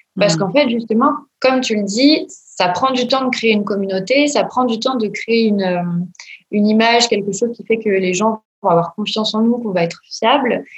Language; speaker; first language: French; native; French